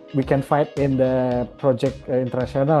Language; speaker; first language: English; non-native, learner; Indonesian